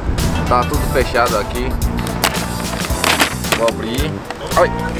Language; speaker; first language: Portuguese; non-native, learner; Korean